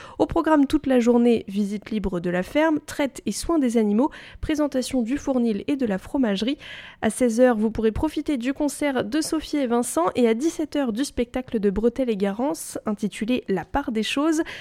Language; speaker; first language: French; native; French